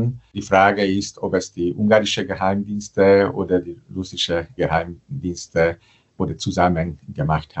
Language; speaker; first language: German; non-native, fluent; Hungarian